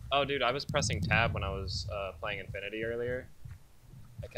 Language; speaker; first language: English; native; English